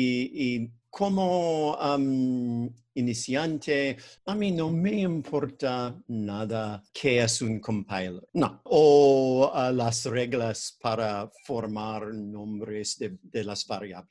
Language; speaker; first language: Spanish; non-native, learner; English